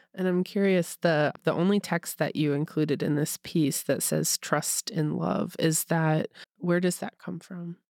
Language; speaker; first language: English; native; English